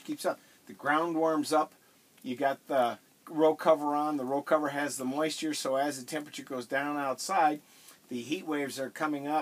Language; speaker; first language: English; native; English